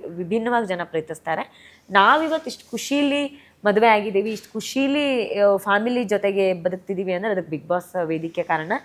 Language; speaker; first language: Kannada; native; Kannada